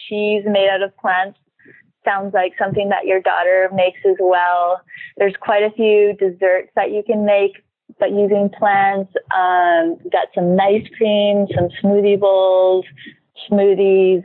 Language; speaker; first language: English; native; English